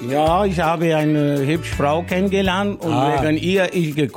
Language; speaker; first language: German; non-native, learner; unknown